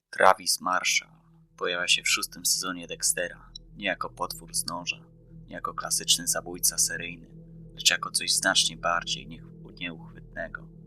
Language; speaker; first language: Polish; native; Polish